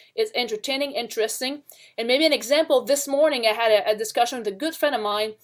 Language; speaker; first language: English; native; English